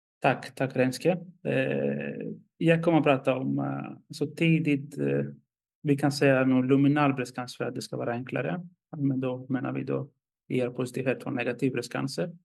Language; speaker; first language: Swedish; non-native, fluent; Greek